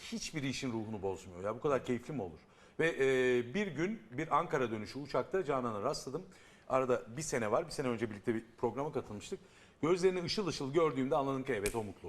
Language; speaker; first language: Turkish; native; Turkish